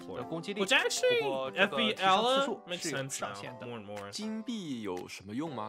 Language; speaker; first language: Chinese; native; Chinese